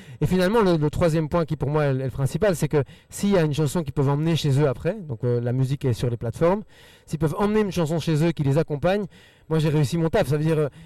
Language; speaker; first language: French; early bilingual, other home language; Spanish